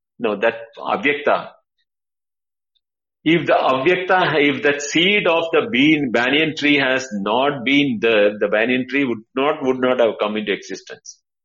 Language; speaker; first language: English; non-native, local second language; Tamil